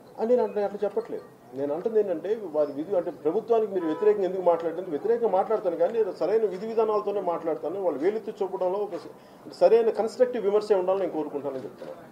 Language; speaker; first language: Telugu; native; Telugu